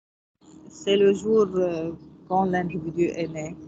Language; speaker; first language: French; non-native, learner; Arabic